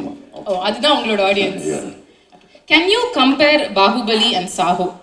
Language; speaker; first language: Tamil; native; Tamil